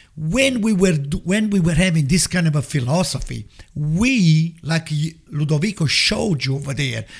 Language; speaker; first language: English; non-native, fluent; Italian